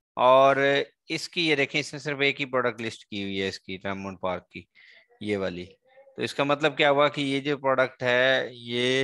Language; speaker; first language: Urdu; non-native, local second language; Sindhi